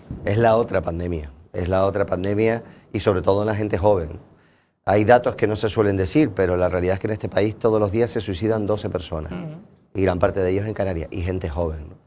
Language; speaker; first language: Spanish; native; Spanish